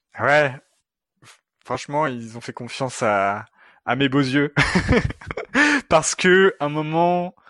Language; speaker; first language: French; native; French